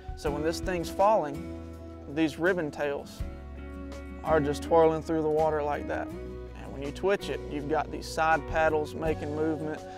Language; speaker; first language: English; native; English